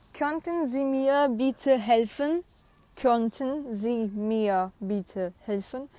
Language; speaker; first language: German; non-native, fluent; Ukrainian